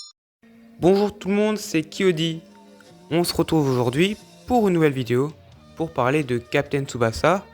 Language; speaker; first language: French; native; French